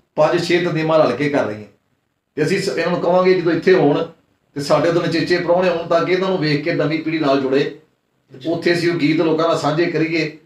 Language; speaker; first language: Punjabi; native; Punjabi